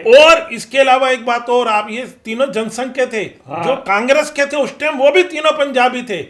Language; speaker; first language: Hindi; non-native, local second language; Punjabi